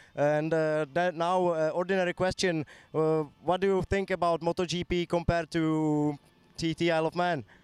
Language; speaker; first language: English; non-native, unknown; Czech